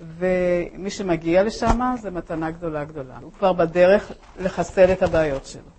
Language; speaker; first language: Hebrew; early bilingual, other home language; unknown